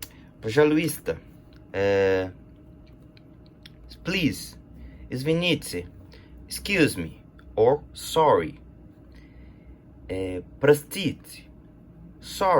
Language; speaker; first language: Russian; non-native, learner; Portuguese